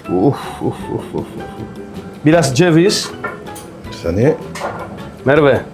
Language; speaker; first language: Turkish; non-native, learner; French